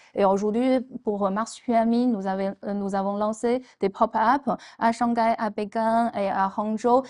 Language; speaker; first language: French; non-native, fluent; Chinese